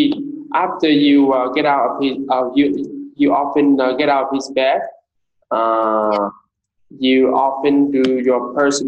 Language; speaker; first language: English; non-native, learner; Vietnamese